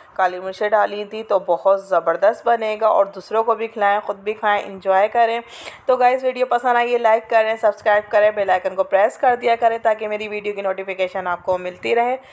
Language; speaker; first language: Urdu; native; Urdu